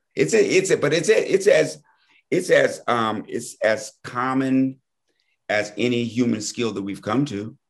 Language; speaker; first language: English; native; English